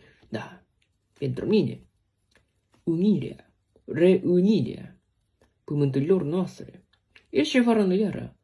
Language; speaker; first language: Romanian; non-native, learner; Japanese